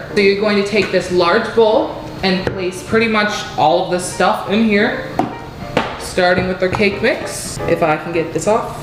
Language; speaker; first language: English; native; English